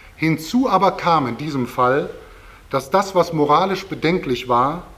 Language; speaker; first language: German; native; German